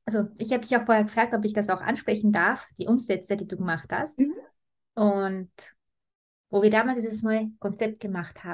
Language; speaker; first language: German; native; German